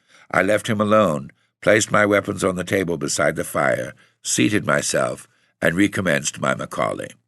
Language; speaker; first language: English; native; English